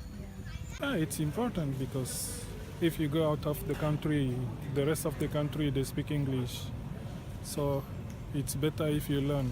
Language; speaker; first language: English; non-native, fluent; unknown